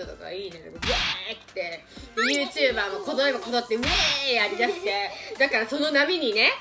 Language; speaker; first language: Japanese; native; Japanese